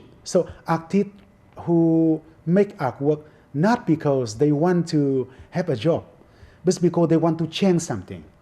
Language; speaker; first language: English; non-native, fluent; Vietnamese